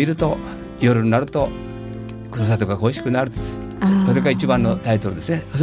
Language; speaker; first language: Japanese; native; Japanese